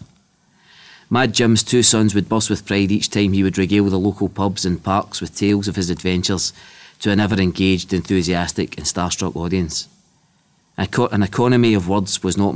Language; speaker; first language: English; native; English